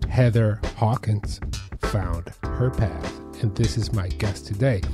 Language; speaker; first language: English; native; English